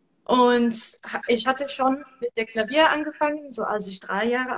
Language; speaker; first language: German; non-native, fluent; English